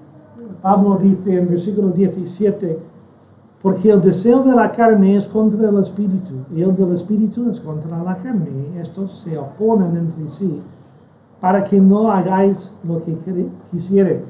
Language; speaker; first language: Spanish; non-native, fluent; English